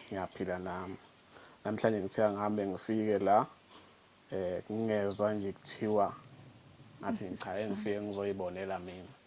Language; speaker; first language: Zulu; native; Zulu